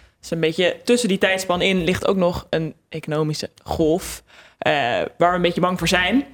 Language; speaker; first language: Dutch; native; Dutch